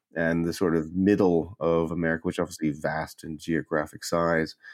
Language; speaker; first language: English; native; English